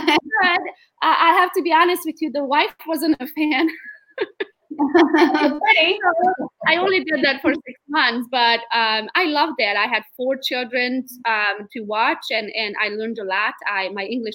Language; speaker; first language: English; non-native, fluent; Romanian